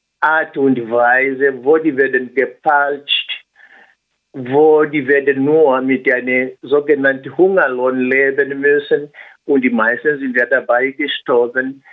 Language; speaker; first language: German; non-native, learner; Swahili